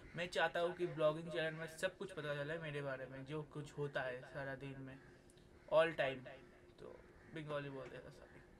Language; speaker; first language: Hindi; non-native, local second language; Bangla